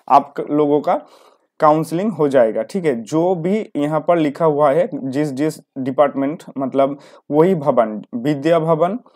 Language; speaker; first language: Hindi; non-native, local second language; Bangla